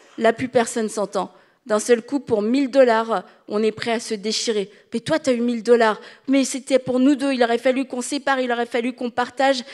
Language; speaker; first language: French; native; French